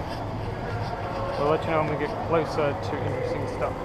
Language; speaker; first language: English; native; English